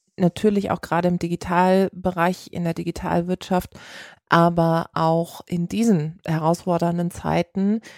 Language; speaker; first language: German; native; German